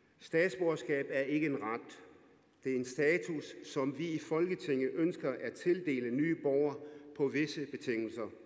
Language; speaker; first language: Danish; early bilingual, other home language; Arabic